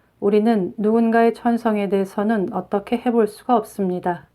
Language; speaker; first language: Korean; native; Korean